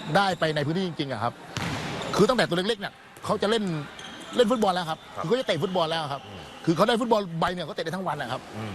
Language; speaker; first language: Thai; native; Thai